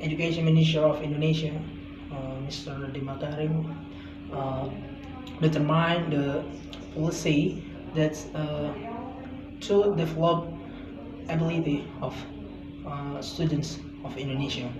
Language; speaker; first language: English; non-native, learner; Indonesian